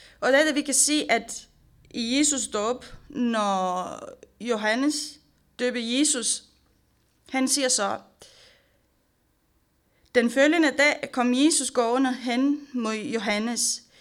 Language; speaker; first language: Danish; non-native, fluent; Romanian